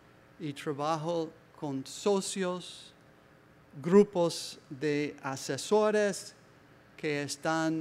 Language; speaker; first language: Spanish; non-native, learner; English